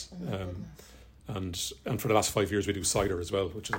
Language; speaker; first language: English; native; English